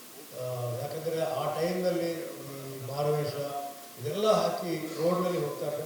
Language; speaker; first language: Kannada; non-native, fluent; Tulu